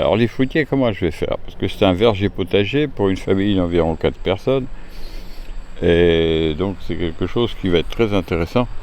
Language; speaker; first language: French; native; French